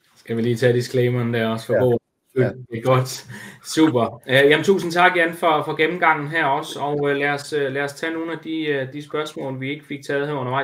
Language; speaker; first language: Danish; native; Danish